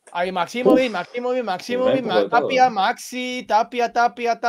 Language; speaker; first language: Spanish; native; Spanish